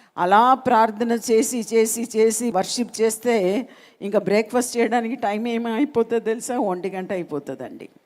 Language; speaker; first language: Telugu; non-native, local second language; Malayalam